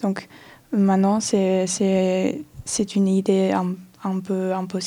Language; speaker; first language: French; non-native, fluent; Chinese